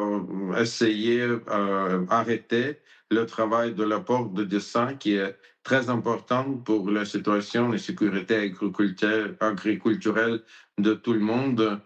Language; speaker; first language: French; non-native, learner; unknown